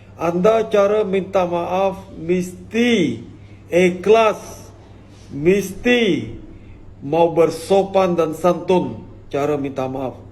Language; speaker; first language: Malay; native; Malay